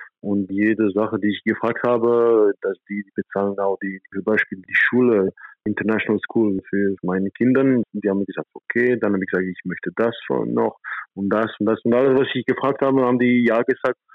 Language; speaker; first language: German; non-native, fluent; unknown